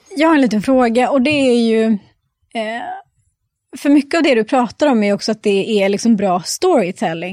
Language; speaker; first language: Swedish; native; Swedish